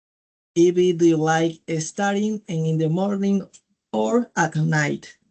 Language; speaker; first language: English; non-native, learner; Spanish